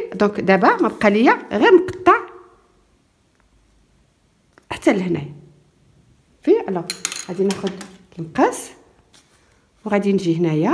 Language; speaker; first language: Arabic; native; Arabic